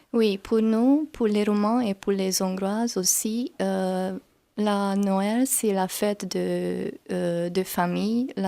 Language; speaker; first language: French; non-native, learner; Hungarian